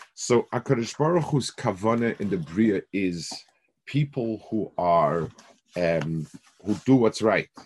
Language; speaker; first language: English; native; English